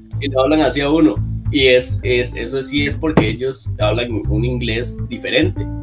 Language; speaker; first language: Spanish; native; Spanish